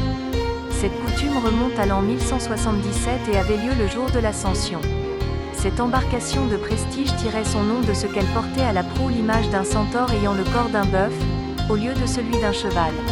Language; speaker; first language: French; native; French